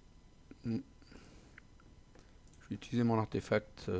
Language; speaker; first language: French; native; French